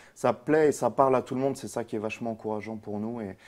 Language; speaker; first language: French; native; French